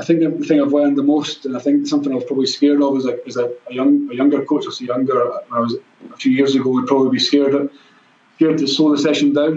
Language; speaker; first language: English; native; English